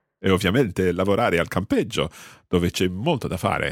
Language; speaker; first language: Italian; non-native, fluent; English